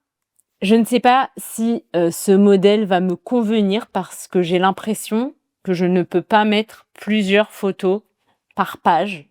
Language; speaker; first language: French; native; French